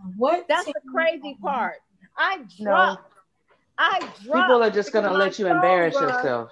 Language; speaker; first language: English; native; English